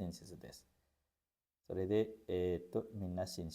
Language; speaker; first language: Japanese; non-native, fluent; Nepali